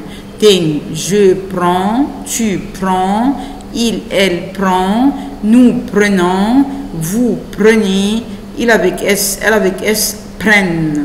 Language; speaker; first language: French; non-native, fluent; Arabic